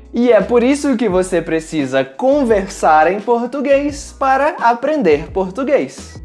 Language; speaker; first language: Portuguese; native; Portuguese